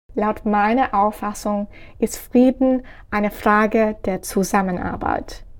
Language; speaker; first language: German; non-native, fluent; English